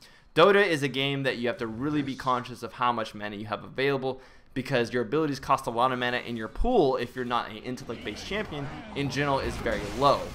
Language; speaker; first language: English; native; English